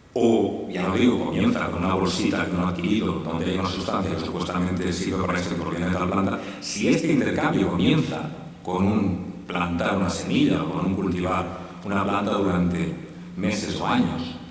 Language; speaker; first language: Spanish; native; Spanish